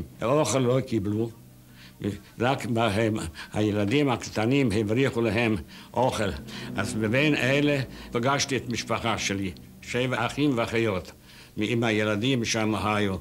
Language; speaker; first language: Hebrew; non-native, fluent; Yiddish